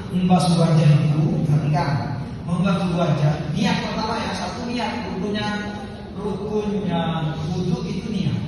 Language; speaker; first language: Indonesian; non-native, local second language; Madurese